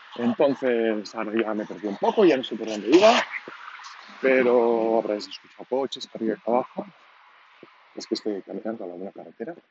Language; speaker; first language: Spanish; non-native, local second language; Catalan